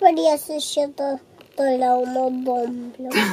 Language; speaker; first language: Lithuanian; early bilingual, heritage; Lithuanian